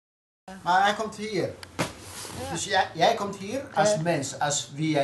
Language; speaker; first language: Dutch; non-native, fluent; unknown